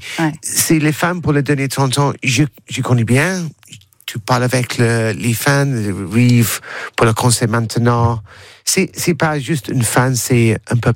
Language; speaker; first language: French; non-native, learner; English